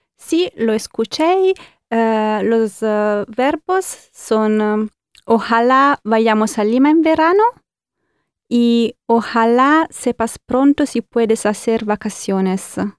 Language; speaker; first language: Spanish; non-native, learner; Italian